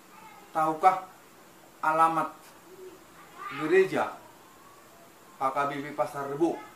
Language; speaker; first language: Indonesian; native; Indonesian